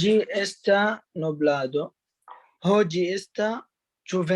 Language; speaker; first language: Portuguese; non-native, learner; Arabic